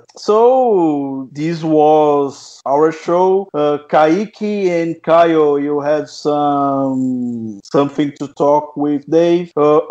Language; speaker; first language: English; non-native, fluent; Portuguese